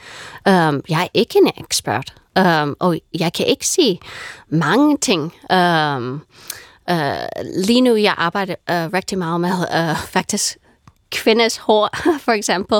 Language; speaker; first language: Danish; non-native, fluent; English